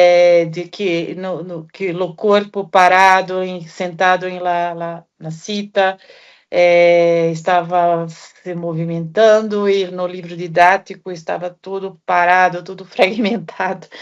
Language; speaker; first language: Portuguese; non-native, fluent; Spanish